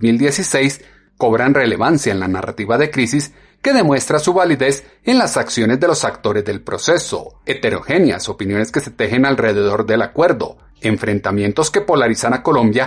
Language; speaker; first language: Spanish; native; Spanish